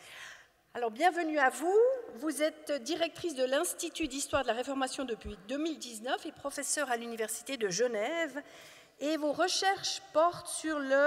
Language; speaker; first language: French; native; French